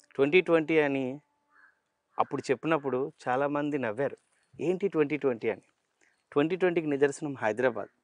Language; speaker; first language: Telugu; native; Telugu